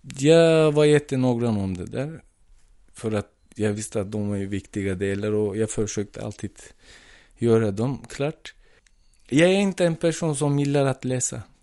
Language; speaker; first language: Swedish; non-native, fluent; Turkish